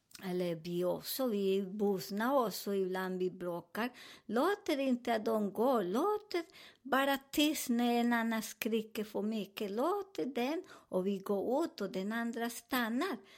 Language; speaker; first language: Swedish; non-native, fluent; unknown